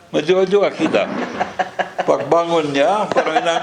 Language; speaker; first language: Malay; non-native, fluent; Dutch